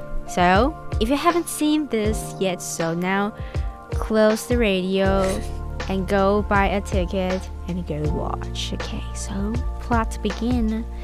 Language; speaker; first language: English; non-native, fluent; Chinese